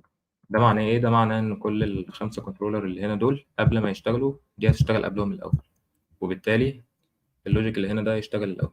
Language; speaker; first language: Arabic; native; Arabic